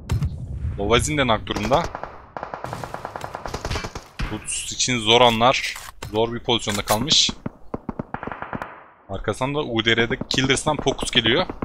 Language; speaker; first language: Turkish; native; Turkish